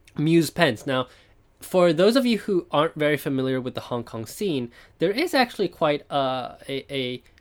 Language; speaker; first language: English; non-native, fluent; Chinese